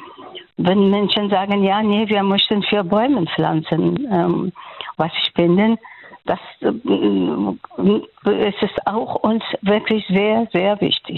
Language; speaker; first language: German; non-native, fluent; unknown